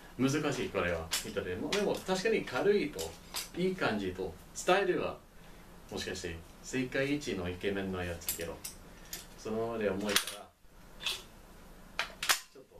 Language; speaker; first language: Japanese; non-native, learner; English